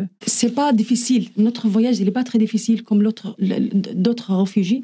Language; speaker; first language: French; non-native, learner; Arabic